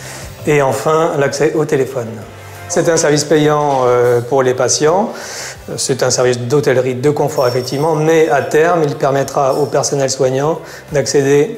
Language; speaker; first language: French; native; French